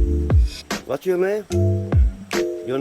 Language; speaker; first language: English; non-native, learner; Korean